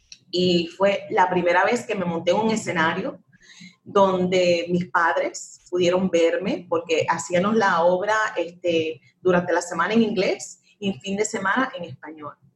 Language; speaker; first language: Spanish; early bilingual, heritage; Spanish